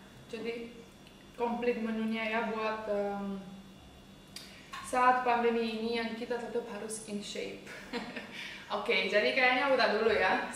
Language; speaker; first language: Indonesian; non-native, fluent; Romanian